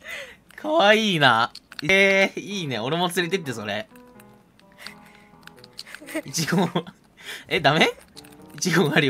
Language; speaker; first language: Japanese; native; Japanese